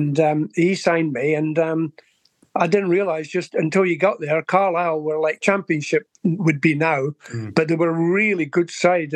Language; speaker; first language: English; native; English